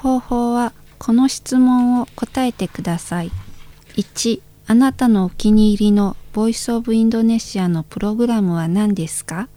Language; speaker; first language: Japanese; non-native, fluent; Indonesian